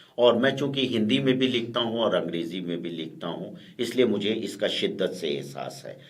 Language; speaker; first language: Urdu; native; Urdu